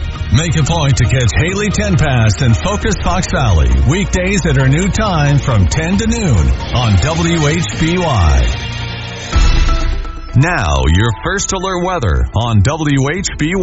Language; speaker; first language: English; native; English